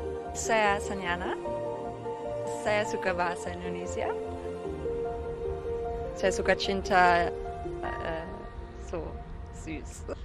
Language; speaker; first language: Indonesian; non-native, learner; German